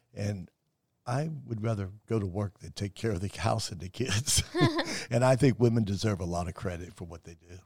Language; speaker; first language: English; native; English